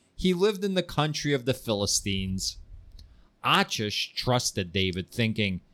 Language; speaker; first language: English; early bilingual, heritage; Ukrainian